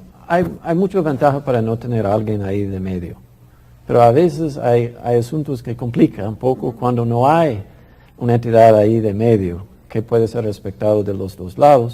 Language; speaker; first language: Spanish; non-native, fluent; English